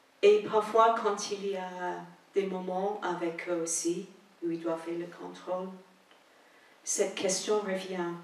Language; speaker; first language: French; non-native, fluent; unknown